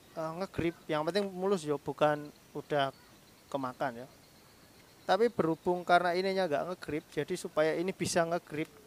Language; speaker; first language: Indonesian; native; Indonesian